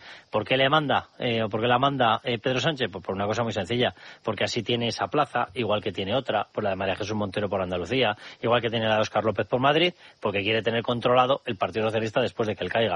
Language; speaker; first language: Spanish; native; Spanish